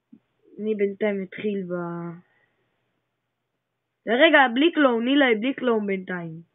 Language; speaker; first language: Hebrew; native; Hebrew